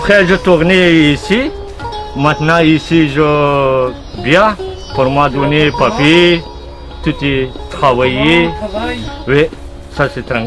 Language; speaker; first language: French; non-native, learner; Pashto